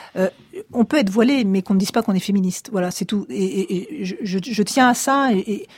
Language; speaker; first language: French; native; French